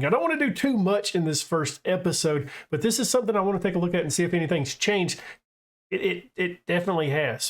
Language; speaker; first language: English; native; English